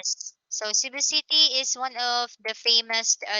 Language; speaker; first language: English; non-native, local second language; Filipino